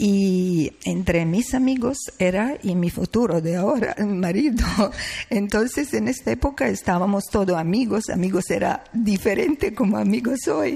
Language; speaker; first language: Spanish; non-native, learner; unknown